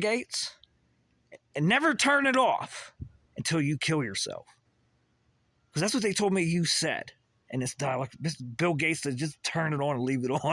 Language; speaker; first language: English; native; English